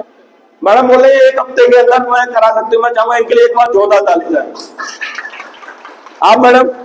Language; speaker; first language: Hindi; native; Hindi